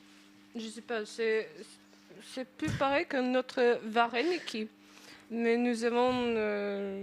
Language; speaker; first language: French; non-native, learner; Ukrainian